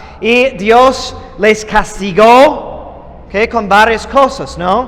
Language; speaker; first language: Spanish; non-native, fluent; English